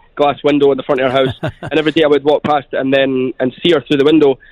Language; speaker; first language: English; native; English